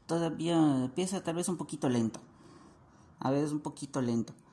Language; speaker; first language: Spanish; native; Spanish